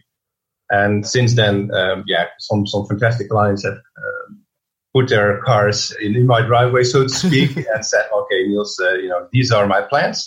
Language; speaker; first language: English; non-native, fluent; Dutch